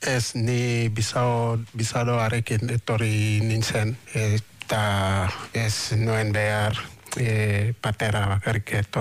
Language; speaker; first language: Basque; non-native, learner; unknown